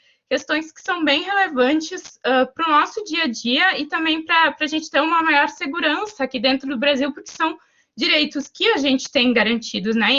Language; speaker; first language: Portuguese; native; Portuguese